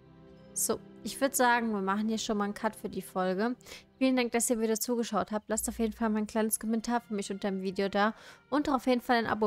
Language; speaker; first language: German; native; German